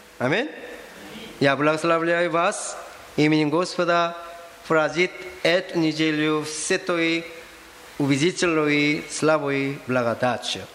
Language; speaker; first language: Russian; non-native, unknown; Korean